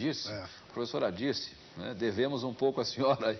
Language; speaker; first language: Portuguese; native; Portuguese